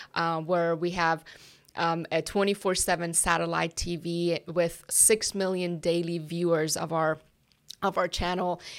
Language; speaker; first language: English; non-native, fluent; Persian